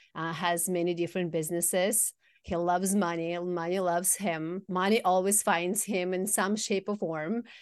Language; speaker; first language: English; non-native, fluent; Russian